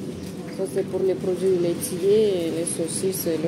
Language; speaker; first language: French; non-native, fluent; Russian